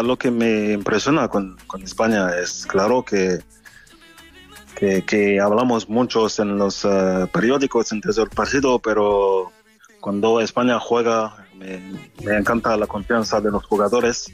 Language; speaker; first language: Spanish; non-native, fluent; French